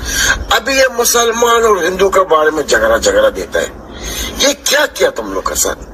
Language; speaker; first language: Hindi; non-native, learner; Arabic